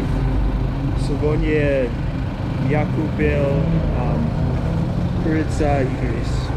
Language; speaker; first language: Russian; non-native, learner; English